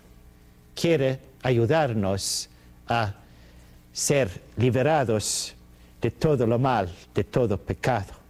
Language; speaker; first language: Spanish; non-native, fluent; Swedish